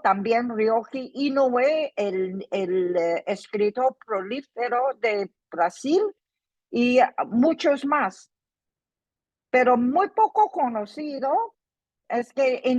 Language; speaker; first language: Spanish; non-native, fluent; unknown